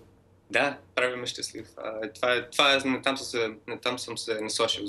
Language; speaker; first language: Bulgarian; early bilingual, heritage; Bulgarian